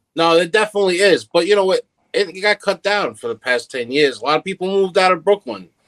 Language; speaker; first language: English; early bilingual, other home language; Italian